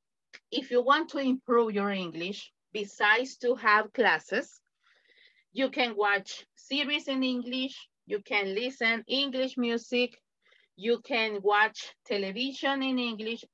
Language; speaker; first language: English; non-native, fluent; Spanish